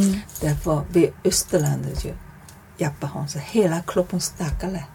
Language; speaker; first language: Swedish; non-native, learner; Chinese